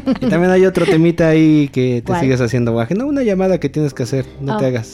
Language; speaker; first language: Spanish; native; Spanish